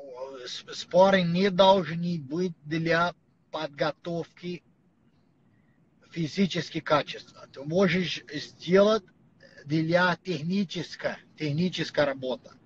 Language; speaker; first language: Russian; non-native, learner; Portuguese